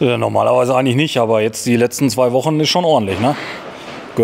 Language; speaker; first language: German; native; German